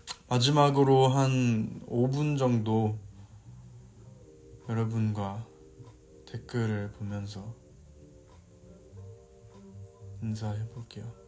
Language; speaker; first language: Korean; native; Korean